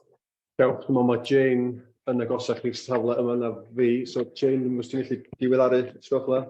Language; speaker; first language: Welsh; native; Welsh